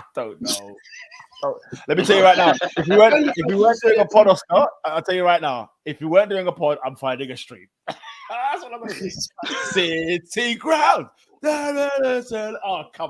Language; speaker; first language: English; native; English